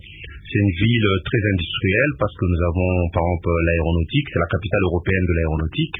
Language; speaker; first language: French; non-native, local second language; Lingala